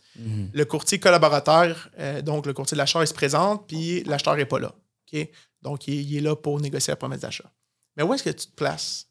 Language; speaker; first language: French; native; French